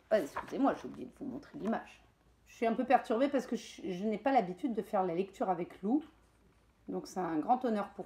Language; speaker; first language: French; native; French